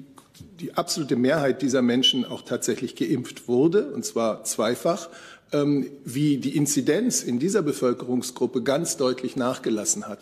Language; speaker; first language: German; native; German